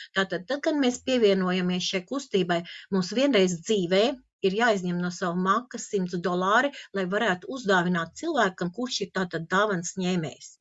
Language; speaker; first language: Latvian; non-native, local second language; Russian